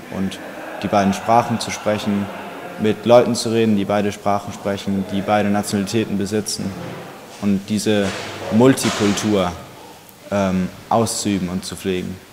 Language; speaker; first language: German; native; German